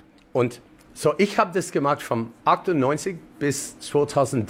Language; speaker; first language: German; non-native, learner; English